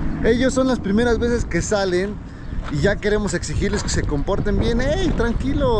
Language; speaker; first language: Spanish; native; Spanish